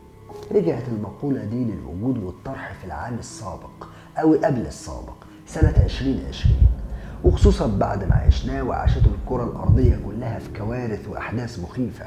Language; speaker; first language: Arabic; native; Arabic